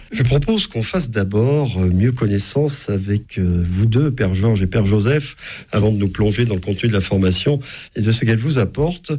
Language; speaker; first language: French; native; French